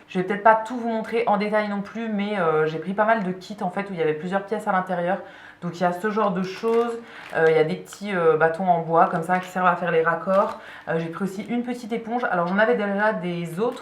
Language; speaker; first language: French; native; French